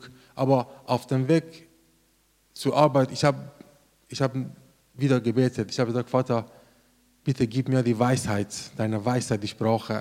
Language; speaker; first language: German; non-native, learner; Persian